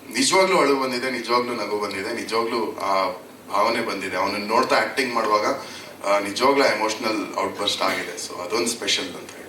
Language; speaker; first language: Kannada; native; Kannada